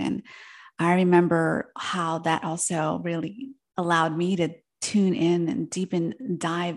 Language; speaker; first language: English; early bilingual, other home language; Spanish